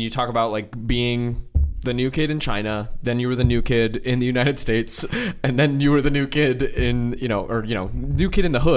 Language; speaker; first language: English; native; English